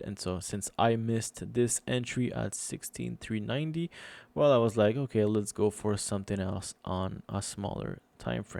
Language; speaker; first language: English; non-native, fluent; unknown